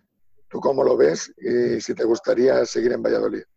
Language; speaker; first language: Spanish; native; Spanish